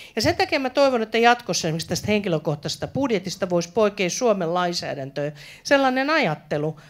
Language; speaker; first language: Finnish; native; Finnish